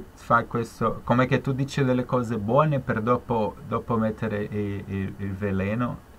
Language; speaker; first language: Italian; non-native, fluent; Spanish